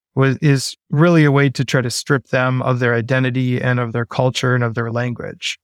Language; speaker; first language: English; native; English